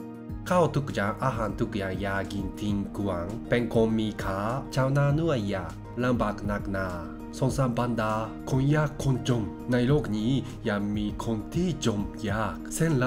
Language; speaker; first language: Thai; non-native, learner; Japanese